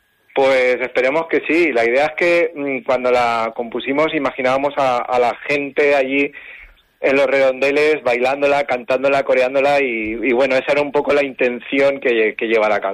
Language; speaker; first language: Spanish; native; Spanish